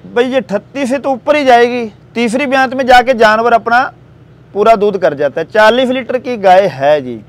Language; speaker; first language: Hindi; native; Hindi